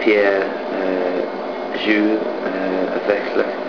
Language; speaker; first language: French; non-native, learner; English